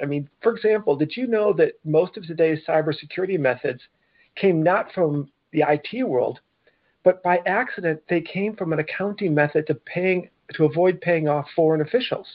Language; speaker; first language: English; native; English